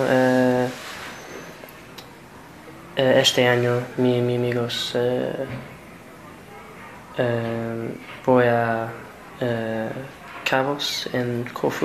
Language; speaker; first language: Spanish; non-native, learner; English